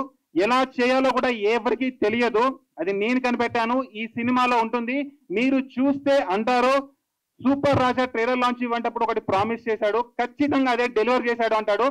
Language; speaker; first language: Telugu; native; Telugu